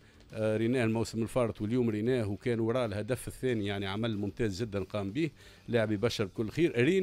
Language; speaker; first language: Arabic; native; Arabic